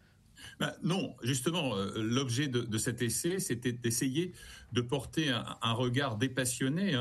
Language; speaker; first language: French; native; French